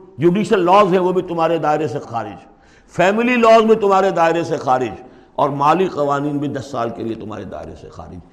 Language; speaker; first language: Urdu; native; Urdu